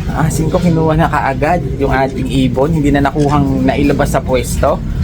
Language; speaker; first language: Filipino; native; Filipino